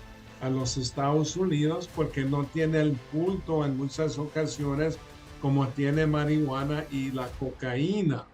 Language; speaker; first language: Spanish; early bilingual, other home language; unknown